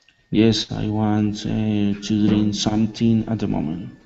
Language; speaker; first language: English; non-native, learner; Spanish